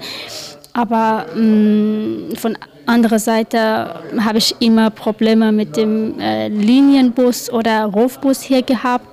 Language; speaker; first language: German; non-native, learner; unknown